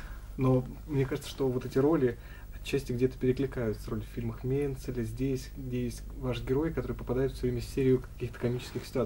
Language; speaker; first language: Russian; native; Russian